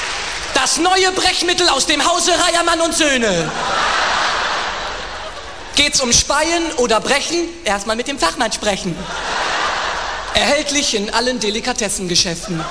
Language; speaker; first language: German; native; German